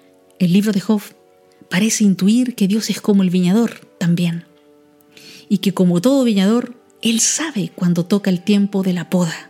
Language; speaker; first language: Spanish; native; Spanish